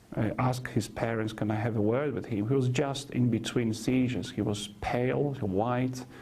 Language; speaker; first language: English; non-native, fluent; Polish